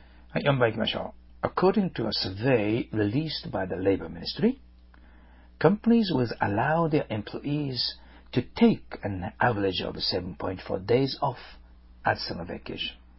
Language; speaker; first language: English; non-native, fluent; Japanese